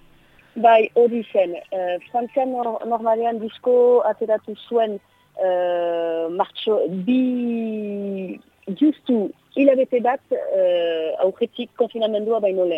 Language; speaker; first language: Basque; non-native, local second language; French